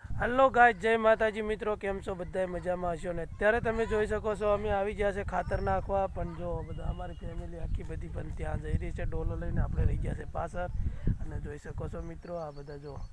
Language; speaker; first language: Gujarati; non-native, local second language; Bhili